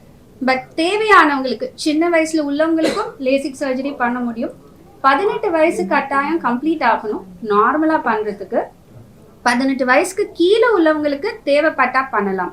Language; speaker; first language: Tamil; native; Tamil